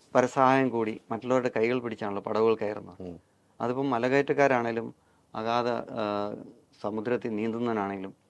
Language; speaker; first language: Malayalam; native; Malayalam